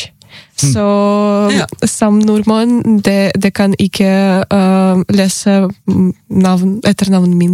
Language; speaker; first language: Norwegian; non-native, learner; Ukrainian